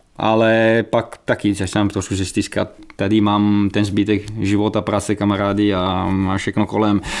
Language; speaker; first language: Czech; non-native, fluent; Italian